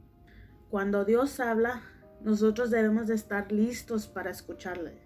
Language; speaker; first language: Spanish; native; Spanish